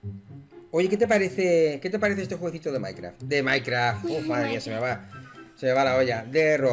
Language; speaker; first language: Spanish; native; Spanish